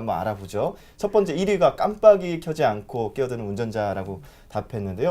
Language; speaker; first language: Korean; native; Korean